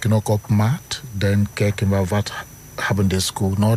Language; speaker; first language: Dutch; non-native, learner; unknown